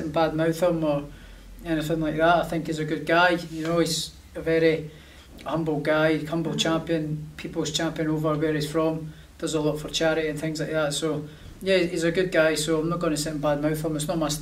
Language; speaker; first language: English; native; English